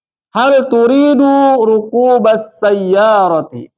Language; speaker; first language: Arabic; non-native, fluent; Indonesian